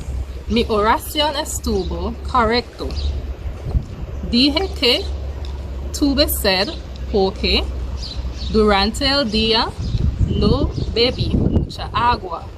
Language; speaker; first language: Spanish; non-native, fluent; English